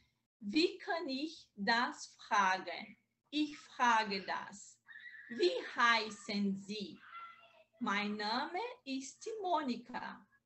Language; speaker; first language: German; non-native, learner; Portuguese